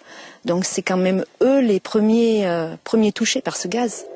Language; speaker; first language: French; native; French